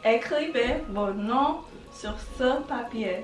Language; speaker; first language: French; non-native, learner; English